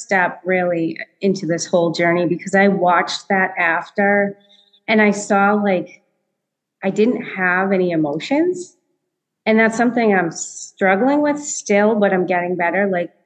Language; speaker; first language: English; native; English